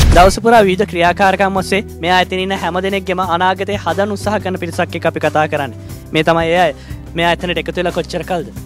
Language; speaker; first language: Sinhala; native; Sinhala